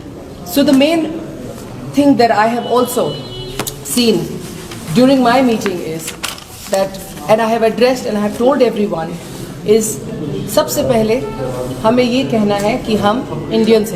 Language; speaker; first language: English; non-native, local second language; Hindi